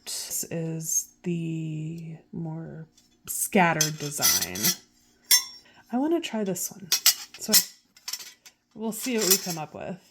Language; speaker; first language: English; native; English